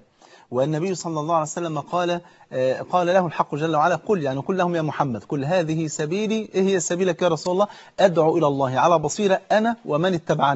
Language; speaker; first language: Arabic; native; Arabic